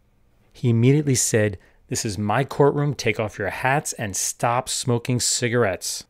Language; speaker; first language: English; native; English